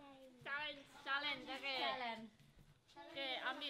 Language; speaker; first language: Indonesian; non-native, fluent; English